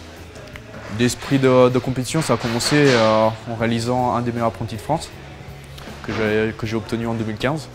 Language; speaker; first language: French; early bilingual, other home language; Romanian